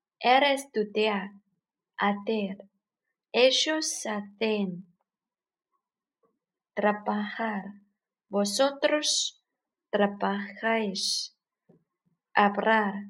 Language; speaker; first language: Spanish; non-native, learner; Chinese